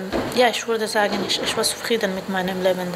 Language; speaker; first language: German; non-native, fluent; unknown